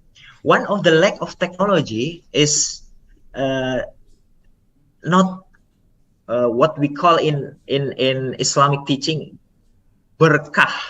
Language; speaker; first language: English; non-native, fluent; Indonesian